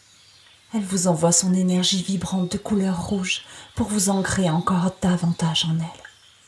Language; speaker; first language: French; native; French